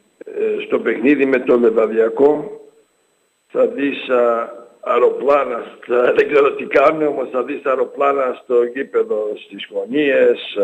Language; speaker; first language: Greek; early bilingual, heritage; English